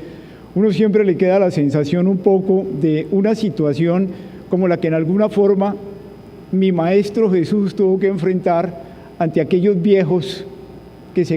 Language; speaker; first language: Spanish; native; Spanish